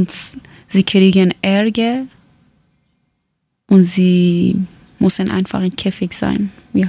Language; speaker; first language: German; non-native, learner; Persian